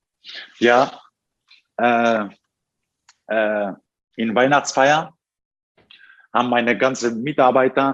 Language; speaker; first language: German; non-native, fluent; Turkish